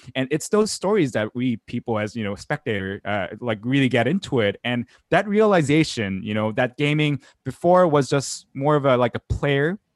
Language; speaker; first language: English; non-native, fluent; Korean